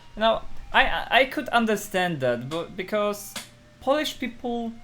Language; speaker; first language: English; non-native, fluent; Polish